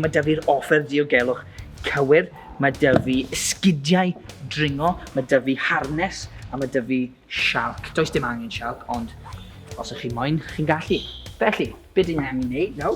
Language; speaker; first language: Welsh; non-native, local second language; English